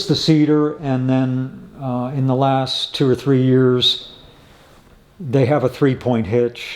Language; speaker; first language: English; native; English